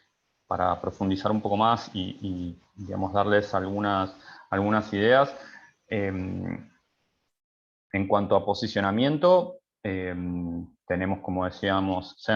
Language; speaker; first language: Spanish; native; Spanish